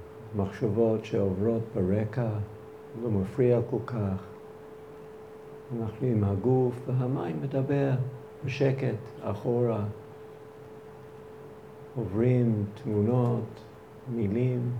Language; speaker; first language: Hebrew; non-native, fluent; English